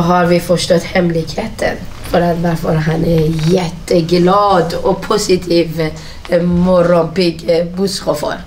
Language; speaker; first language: Swedish; non-native, fluent; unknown